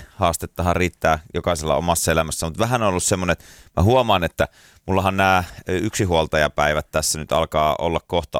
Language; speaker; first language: Finnish; native; Finnish